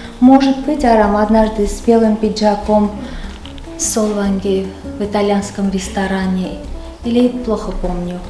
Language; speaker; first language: Russian; non-native, local second language; Armenian